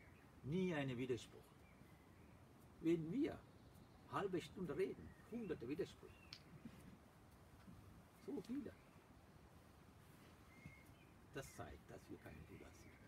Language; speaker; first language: German; non-native, fluent; Sinhala